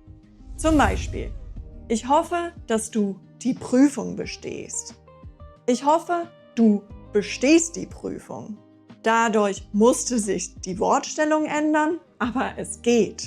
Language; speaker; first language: German; non-native, fluent; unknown